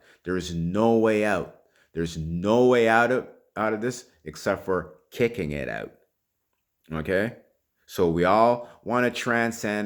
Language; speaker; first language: English; native; English